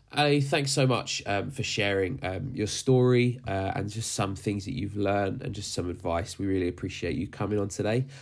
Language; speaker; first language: English; native; English